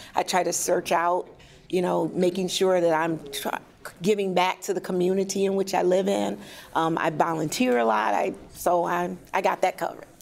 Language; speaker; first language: English; native; English